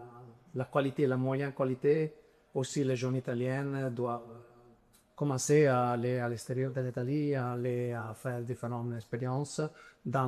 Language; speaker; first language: French; non-native, fluent; Italian